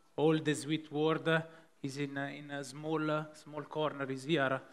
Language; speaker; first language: English; non-native, fluent; Italian